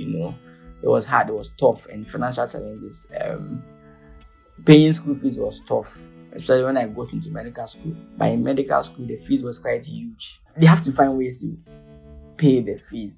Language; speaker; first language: English; non-native, local second language; Akan